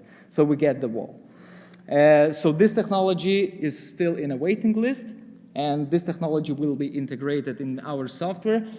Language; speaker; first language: English; non-native, fluent; Lithuanian